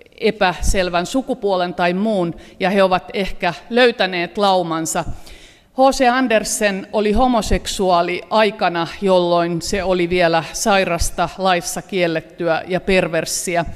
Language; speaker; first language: Finnish; native; Finnish